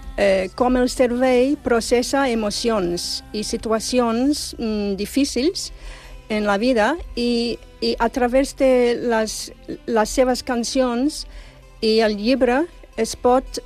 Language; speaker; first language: Catalan; non-native, fluent; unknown